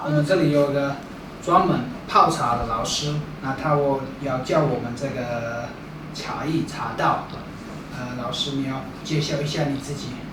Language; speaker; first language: Chinese; non-native, fluent; English